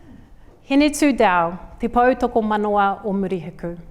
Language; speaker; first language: Māori; non-native, local second language; English